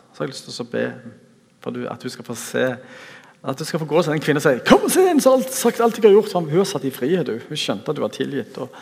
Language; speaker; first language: Norwegian; native; Norwegian